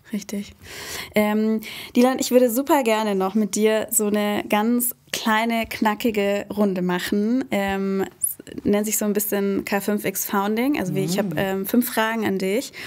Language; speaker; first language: German; native; German